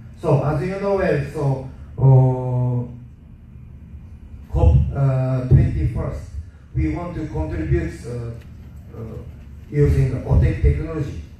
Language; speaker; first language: English; non-native, learner; Japanese